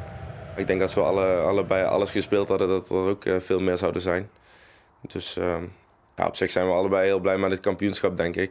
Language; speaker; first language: Dutch; native; Dutch